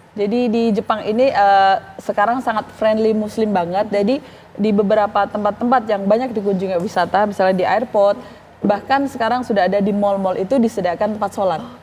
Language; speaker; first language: Indonesian; native; Indonesian